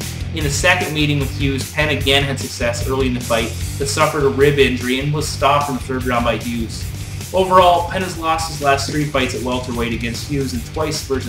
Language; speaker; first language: English; native; English